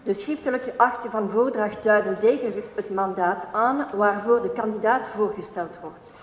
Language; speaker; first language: Dutch; non-native, local second language; French